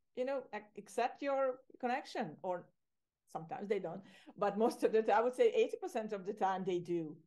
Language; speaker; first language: English; non-native, fluent; Hungarian